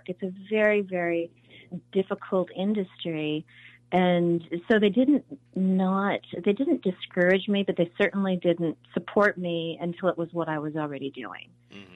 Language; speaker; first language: English; native; English